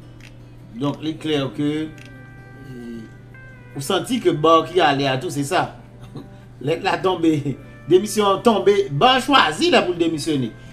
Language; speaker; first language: Haitian Creole; native; Haitian Creole